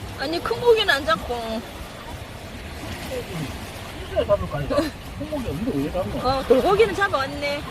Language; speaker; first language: Korean; native; Korean